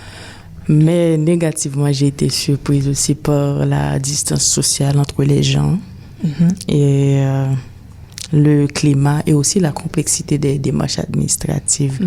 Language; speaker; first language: French; non-native, local second language; Haitian Creole